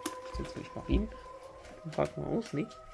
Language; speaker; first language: German; native; German